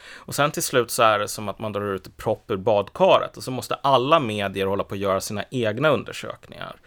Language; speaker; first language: Swedish; native; Swedish